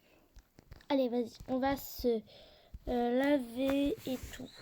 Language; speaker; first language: French; native; French